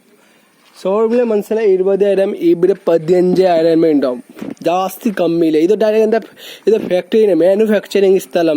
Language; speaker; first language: Malayalam; non-native, learner; Hindi